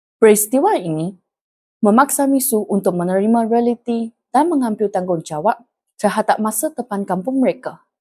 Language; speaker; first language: Malay; non-native, local second language; Chinese